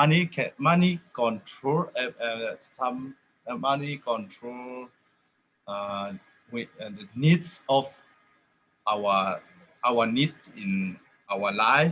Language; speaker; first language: English; non-native, learner; Tedim Chin